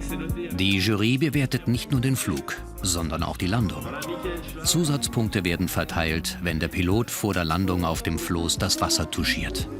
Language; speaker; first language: German; native; German